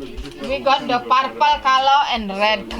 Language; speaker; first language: English; non-native, learner; Indonesian